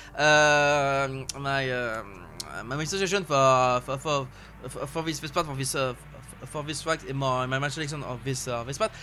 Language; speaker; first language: English; non-native, learner; French